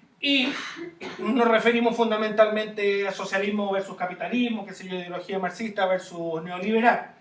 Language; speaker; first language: Spanish; native; Spanish